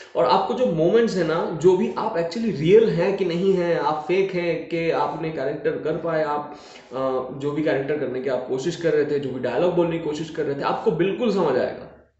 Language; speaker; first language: Hindi; non-native, local second language; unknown